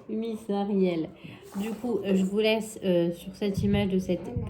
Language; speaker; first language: French; native; French